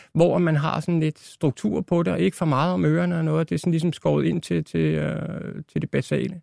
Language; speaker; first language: Danish; native; Danish